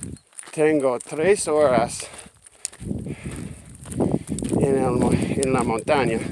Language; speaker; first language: Spanish; non-native, learner; English